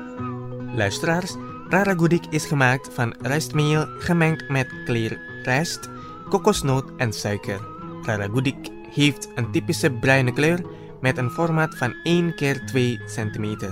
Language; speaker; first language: Dutch; non-native, fluent; Indonesian